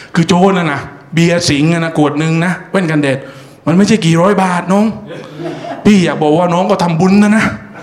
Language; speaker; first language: Thai; native; Thai